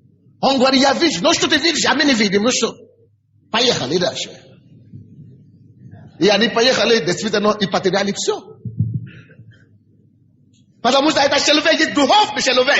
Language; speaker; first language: Russian; non-native, fluent; Yoruba